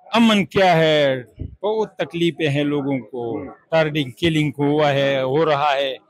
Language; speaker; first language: Urdu; non-native, local second language; Pashto